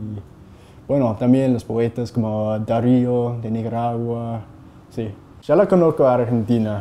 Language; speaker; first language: Spanish; non-native, fluent; English